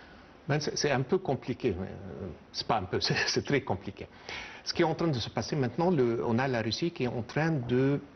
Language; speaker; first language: French; non-native, fluent; Arabic